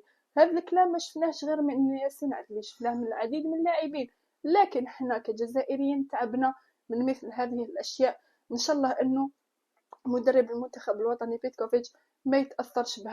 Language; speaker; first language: Arabic; native; Arabic